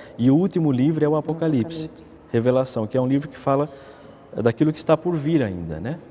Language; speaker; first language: Portuguese; native; Portuguese